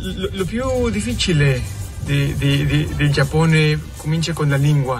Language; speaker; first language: Italian; non-native, fluent; Spanish